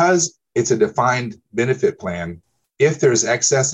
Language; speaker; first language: English; native; English